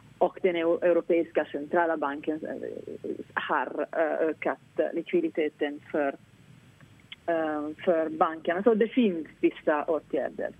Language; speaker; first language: Swedish; non-native, fluent; Italian